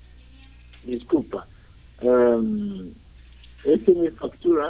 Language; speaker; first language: Spanish; non-native, learner; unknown